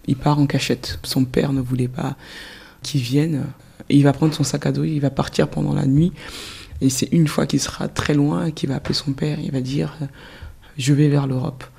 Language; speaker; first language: French; early bilingual, other home language; Soninke